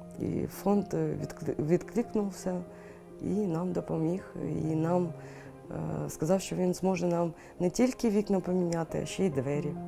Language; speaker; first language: Ukrainian; non-native, local second language; Russian